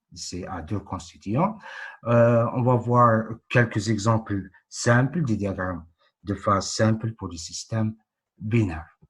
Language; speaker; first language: French; non-native, local second language; Arabic